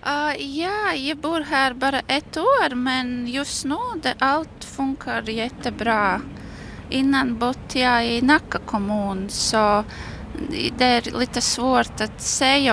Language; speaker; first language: Swedish; non-native, learner; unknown